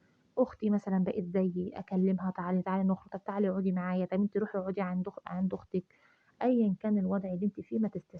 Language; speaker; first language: Arabic; native; Arabic